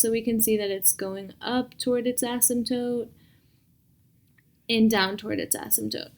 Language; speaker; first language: English; native; English